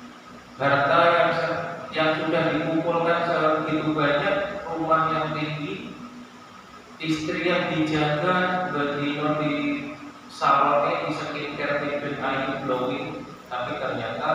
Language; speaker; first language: Indonesian; non-native, local second language; Javanese